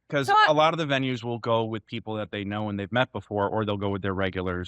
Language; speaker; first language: English; native; English